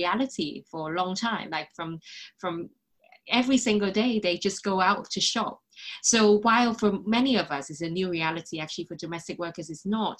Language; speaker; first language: English; non-native, local second language; Cantonese